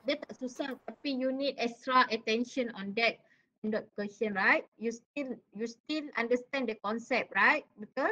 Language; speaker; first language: English; non-native, local second language; Malay